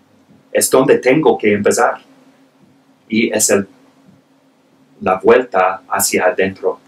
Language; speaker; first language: Spanish; non-native, fluent; English